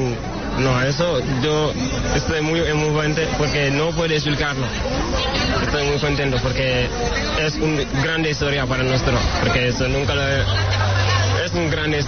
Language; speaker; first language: Spanish; non-native, learner; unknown